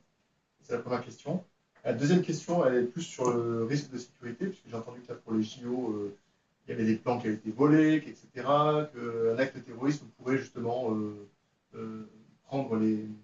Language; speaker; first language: French; native; French